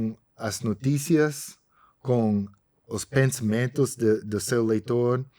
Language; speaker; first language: Portuguese; non-native, fluent; English